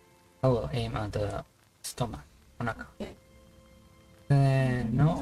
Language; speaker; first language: English; non-native, learner; Japanese